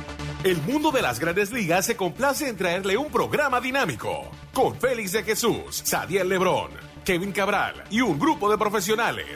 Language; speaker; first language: Spanish; native; Spanish